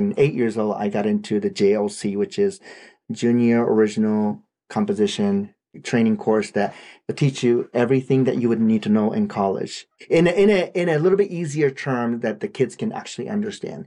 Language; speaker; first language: English; non-native, fluent; Japanese